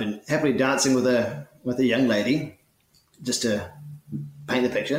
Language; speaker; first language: English; native; English